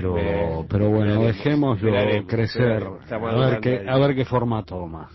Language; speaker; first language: Spanish; native; Spanish